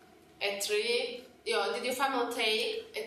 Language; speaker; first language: English; non-native, learner; Turkish